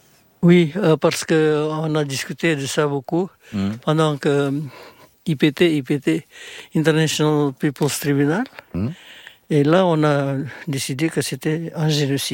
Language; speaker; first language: French; non-native, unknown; Indonesian